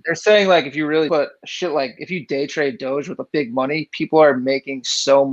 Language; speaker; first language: English; native; English